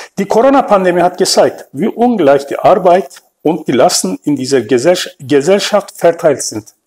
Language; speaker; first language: German; non-native, fluent; Turkish